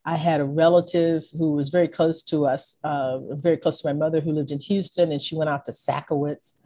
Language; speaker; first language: English; native; English